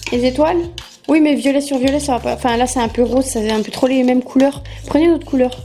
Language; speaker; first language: French; native; French